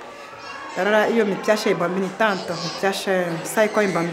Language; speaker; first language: Italian; non-native, learner; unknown